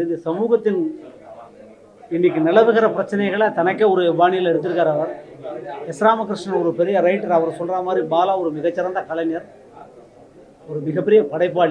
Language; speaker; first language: Tamil; native; Tamil